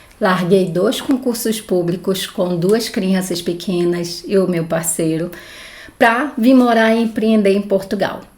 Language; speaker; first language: Portuguese; native; Portuguese